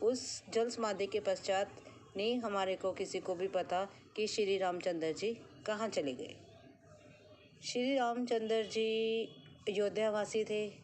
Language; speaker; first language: Hindi; native; Hindi